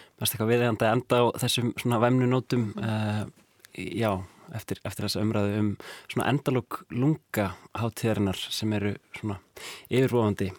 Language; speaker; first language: Icelandic; native; Icelandic